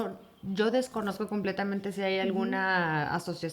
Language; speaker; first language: Spanish; native; Spanish